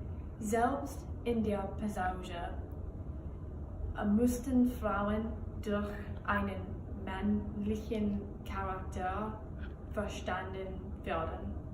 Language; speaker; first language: German; non-native, learner; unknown